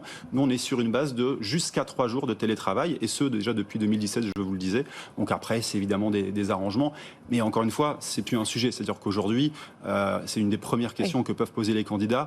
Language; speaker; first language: French; native; French